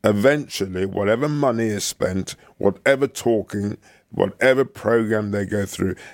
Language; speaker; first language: English; native; English